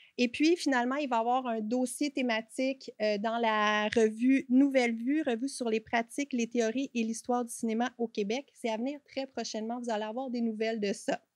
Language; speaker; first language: French; native; French